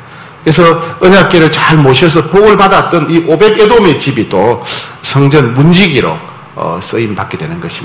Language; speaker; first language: Korean; native; Korean